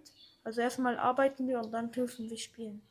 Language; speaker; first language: German; native; German